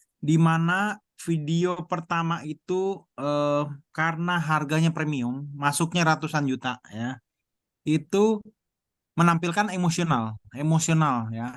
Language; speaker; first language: Indonesian; native; Indonesian